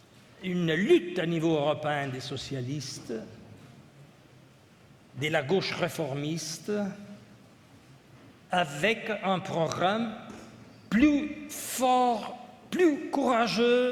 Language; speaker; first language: French; non-native, fluent; Italian